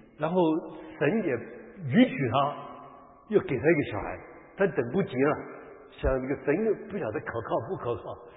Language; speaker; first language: Chinese; native; Chinese